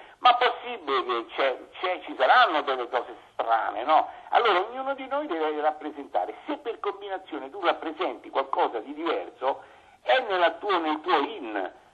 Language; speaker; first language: Italian; native; Italian